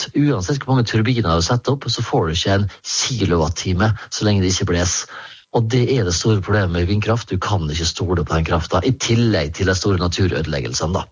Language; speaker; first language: Norwegian; native; Norwegian